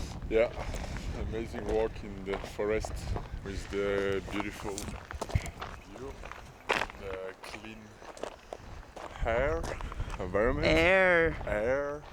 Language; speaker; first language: English; non-native, learner; French